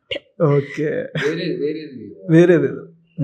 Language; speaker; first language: Telugu; native; Telugu